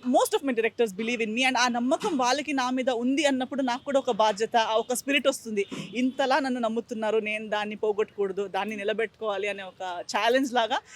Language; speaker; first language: Telugu; non-native, fluent; Konkani